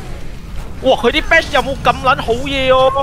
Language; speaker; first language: Chinese; native; Chinese